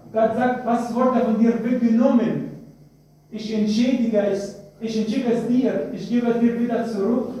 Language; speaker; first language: German; non-native, fluent; Arabic